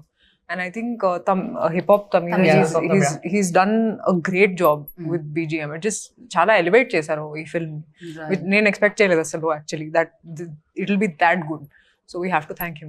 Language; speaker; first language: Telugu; non-native, fluent; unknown